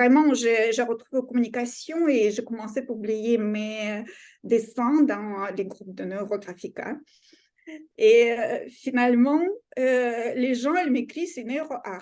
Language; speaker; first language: French; non-native, fluent; Russian